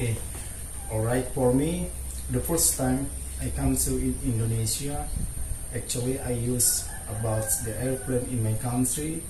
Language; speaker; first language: English; non-native, learner; Indonesian